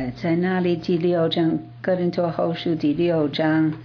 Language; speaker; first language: Chinese; non-native, fluent; English